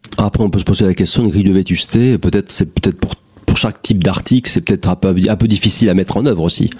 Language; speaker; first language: French; native; French